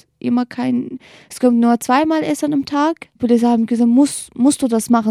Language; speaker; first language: German; non-native, learner; Kurdish